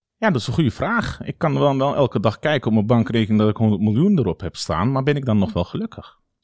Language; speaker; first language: Dutch; early bilingual, other home language; Turkish